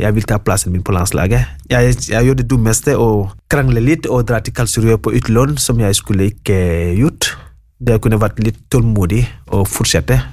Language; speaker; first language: Norwegian; non-native, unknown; Wolof